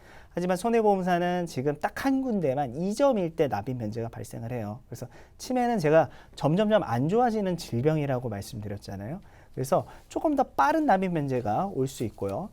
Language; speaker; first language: Korean; native; Korean